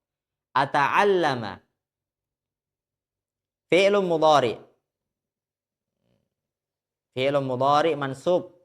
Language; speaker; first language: Arabic; non-native, fluent; Indonesian